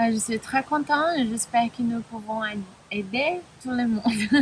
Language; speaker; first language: French; non-native, learner; Spanish